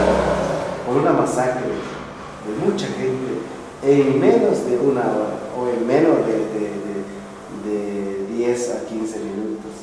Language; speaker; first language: Spanish; non-native, local second language; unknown